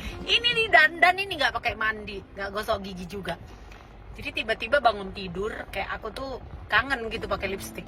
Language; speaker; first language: Indonesian; non-native, fluent; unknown